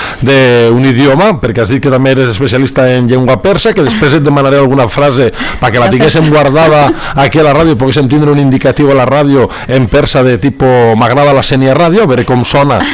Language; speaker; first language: Catalan; native; Catalan